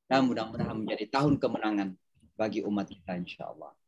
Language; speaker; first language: Indonesian; native; Indonesian